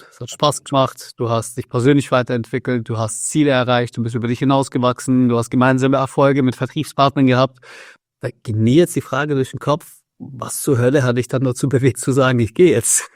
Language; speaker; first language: German; native; German